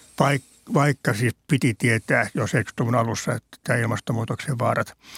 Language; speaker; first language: Finnish; native; Finnish